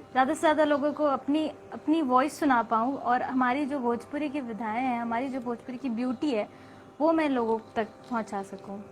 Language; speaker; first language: Hindi; non-native, local second language; Magahi